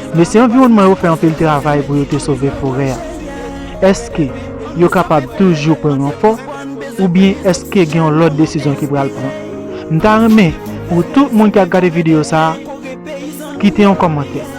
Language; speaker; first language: Haitian Creole; native; Haitian Creole